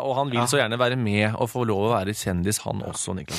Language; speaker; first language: Norwegian; native; Norwegian